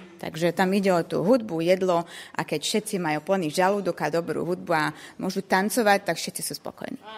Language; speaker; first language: Slovak; non-native, local second language; Hungarian